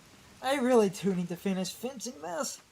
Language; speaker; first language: English; native; English